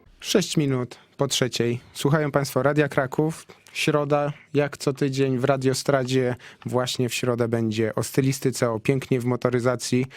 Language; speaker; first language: Polish; native; Polish